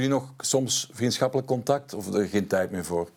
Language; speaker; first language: Dutch; native; Dutch